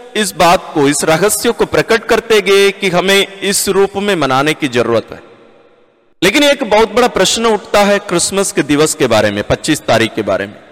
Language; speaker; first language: Hindi; non-native, local second language; Malayalam